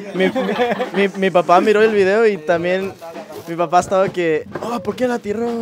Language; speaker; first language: Spanish; early bilingual, heritage; Spanish